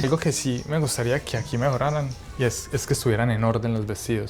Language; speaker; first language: Spanish; native; Spanish